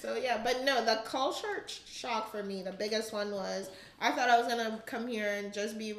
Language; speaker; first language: English; non-native, local second language; Ganda